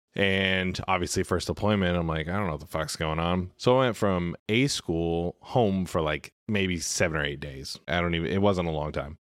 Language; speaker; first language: English; native; English